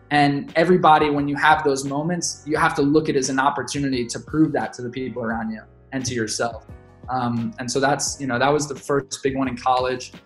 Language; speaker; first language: English; native; English